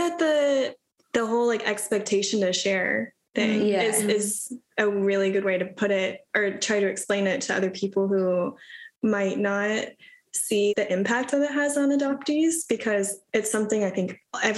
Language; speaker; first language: English; native; English